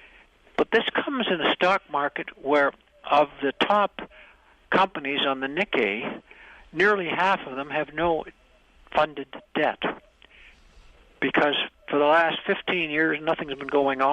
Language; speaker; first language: English; native; English